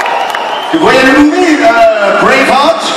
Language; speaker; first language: French; non-native, learner; English